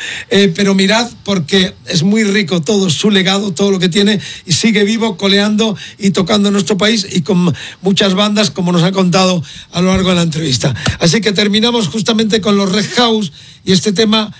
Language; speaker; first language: Spanish; native; Spanish